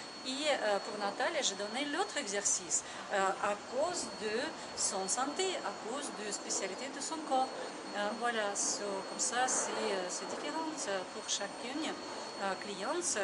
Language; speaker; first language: French; non-native, learner; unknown